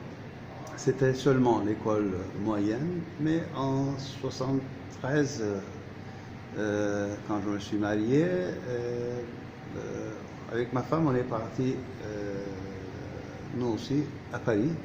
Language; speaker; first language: French; non-native, fluent; Turkish